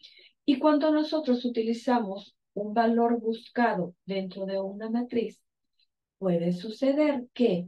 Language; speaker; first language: Spanish; native; Spanish